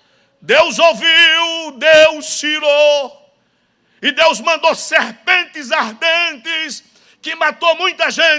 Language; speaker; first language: Portuguese; native; Portuguese